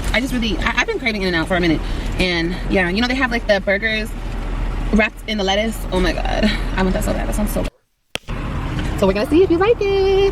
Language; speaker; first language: English; native; English